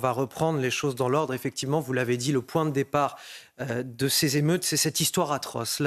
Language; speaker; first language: French; native; French